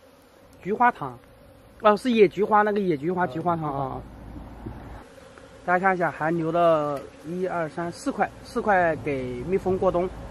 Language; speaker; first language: Chinese; native; Chinese